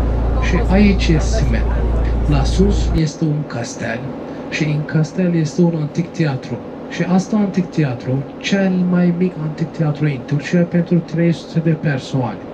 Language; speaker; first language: Romanian; non-native, learner; Turkish